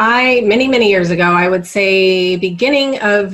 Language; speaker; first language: English; native; English